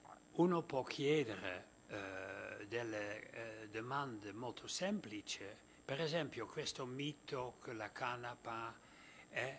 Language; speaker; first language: Italian; non-native, fluent; Dutch